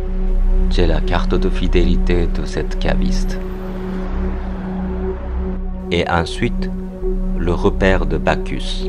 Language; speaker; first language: French; non-native, fluent; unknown